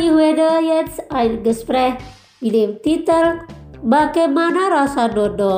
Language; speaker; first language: German; non-native, fluent; Indonesian